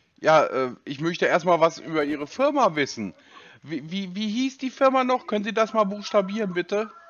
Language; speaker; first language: German; native; German